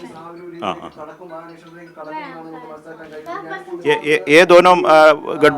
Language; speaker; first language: Hindi; non-native, local second language; Malayalam